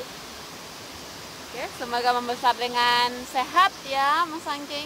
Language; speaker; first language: Malay; non-native, local second language; Central Dusun